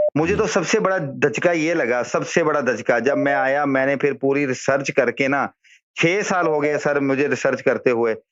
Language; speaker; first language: Urdu; non-native, local second language; Punjabi